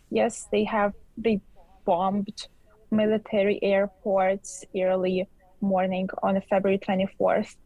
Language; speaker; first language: English; non-native, fluent; Ukrainian